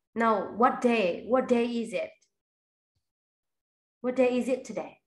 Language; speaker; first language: English; non-native, fluent; Vietnamese